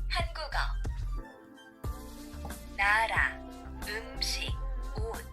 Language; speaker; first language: Korean; non-native, fluent; Spanish